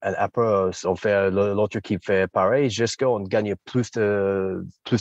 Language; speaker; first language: French; non-native, fluent; English